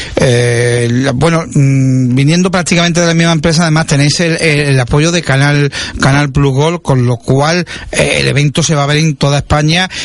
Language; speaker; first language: Spanish; native; Spanish